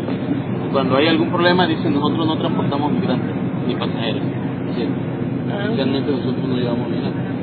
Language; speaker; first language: Spanish; native; Spanish